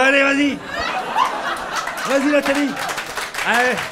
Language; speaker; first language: French; native; French